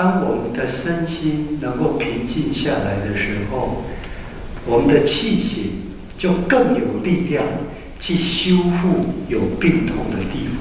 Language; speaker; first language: Chinese; native; Chinese